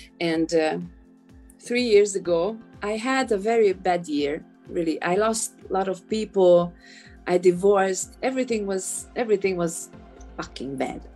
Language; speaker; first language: English; non-native, fluent; Hungarian